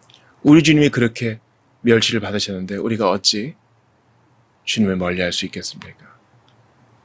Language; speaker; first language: Korean; native; Korean